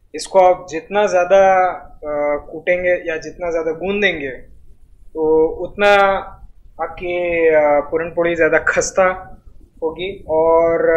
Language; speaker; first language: Hindi; non-native, local second language; Marathi